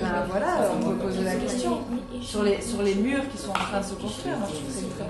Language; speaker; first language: French; native; French